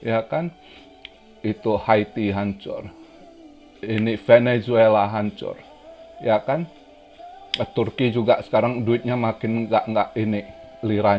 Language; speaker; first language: Indonesian; native; Indonesian